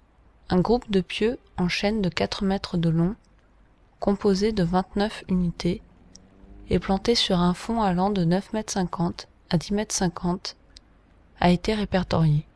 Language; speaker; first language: French; native; French